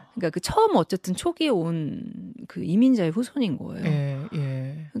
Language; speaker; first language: Korean; native; Korean